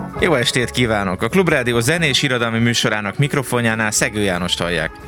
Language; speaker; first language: Hungarian; native; Hungarian